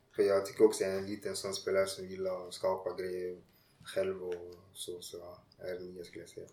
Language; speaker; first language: Swedish; early bilingual, other home language; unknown